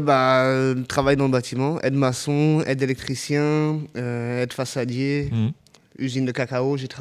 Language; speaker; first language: French; native; French